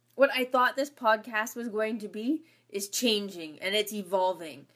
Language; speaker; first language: English; native; English